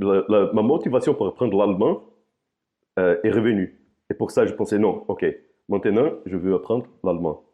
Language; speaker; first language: French; non-native, fluent; Portuguese